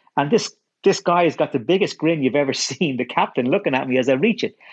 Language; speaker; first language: English; native; English